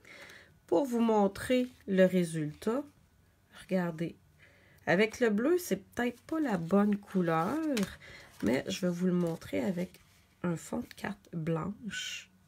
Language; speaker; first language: French; native; French